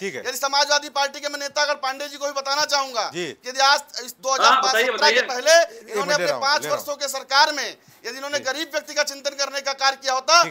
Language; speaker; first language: Hindi; native; Hindi